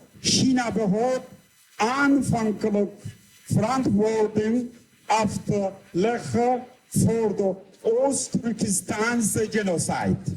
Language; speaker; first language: Dutch; non-native, fluent; Uyghur